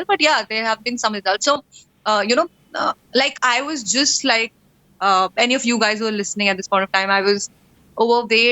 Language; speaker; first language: English; non-native, local second language; Hindi